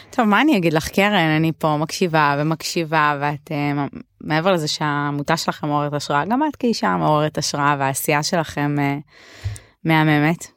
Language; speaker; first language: Hebrew; native; Hebrew